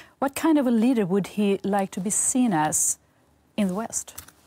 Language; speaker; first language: English; non-native, fluent; Swedish